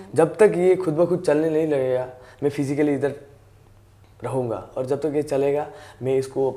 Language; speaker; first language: Hindi; native; Hindi